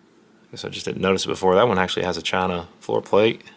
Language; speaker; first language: English; native; English